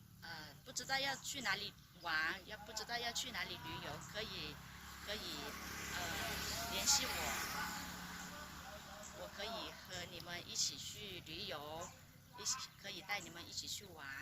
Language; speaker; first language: Chinese; non-native, fluent; Thai